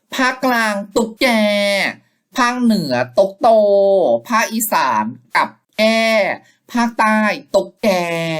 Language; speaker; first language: Thai; native; Thai